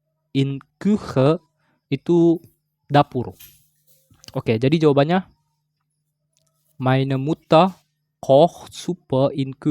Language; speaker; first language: German; non-native, learner; Indonesian